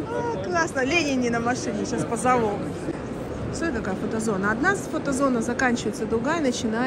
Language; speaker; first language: Russian; native; Russian